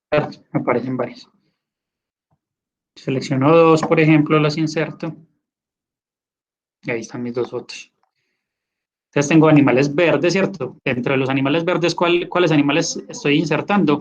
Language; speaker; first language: Spanish; native; Spanish